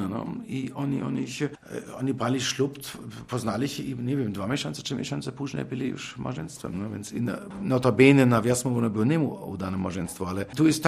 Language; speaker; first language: Polish; non-native, fluent; German